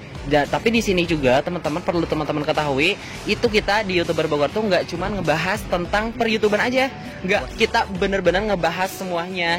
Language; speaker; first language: Indonesian; native; Indonesian